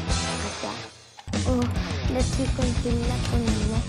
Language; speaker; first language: Korean; early bilingual, other home language; Russian